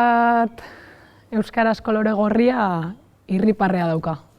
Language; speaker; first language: Basque; non-native, local second language; Spanish